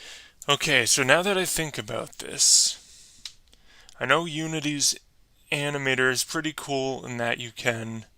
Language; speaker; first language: English; native; English